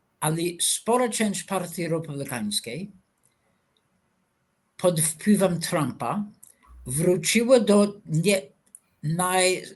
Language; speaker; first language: Polish; non-native, fluent; English